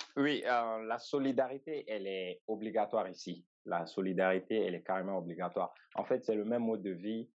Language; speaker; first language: French; non-native, local second language; Bambara